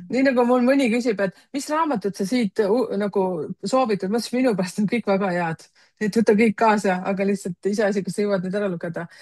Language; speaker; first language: Estonian; native; Estonian